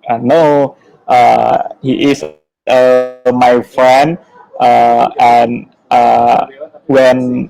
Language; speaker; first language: English; non-native, learner; Indonesian